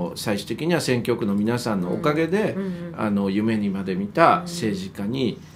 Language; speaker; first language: Japanese; native; Japanese